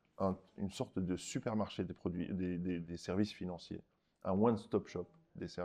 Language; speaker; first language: French; non-native, local second language; Arabic